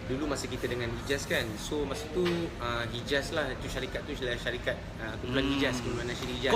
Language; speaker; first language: Malay; native; Malay